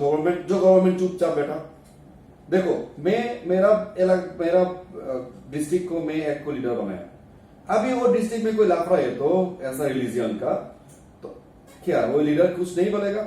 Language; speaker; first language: Hindi; non-native, learner; Bangla